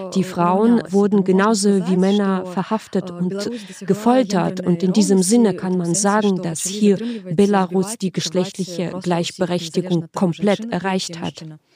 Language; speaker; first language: German; non-native, fluent; Belarusian